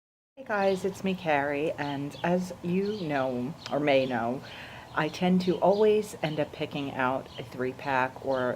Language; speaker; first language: English; native; English